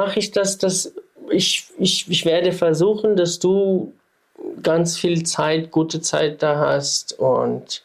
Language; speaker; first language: German; non-native, fluent; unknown